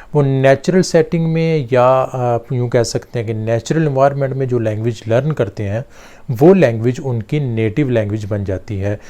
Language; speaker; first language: Urdu; native; Urdu